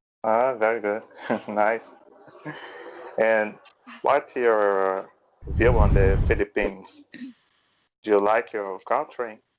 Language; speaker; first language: English; non-native, learner; Portuguese